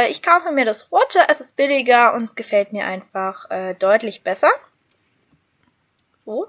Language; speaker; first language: German; native; German